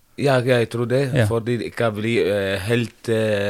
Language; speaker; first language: Norwegian; non-native, learner; Arabic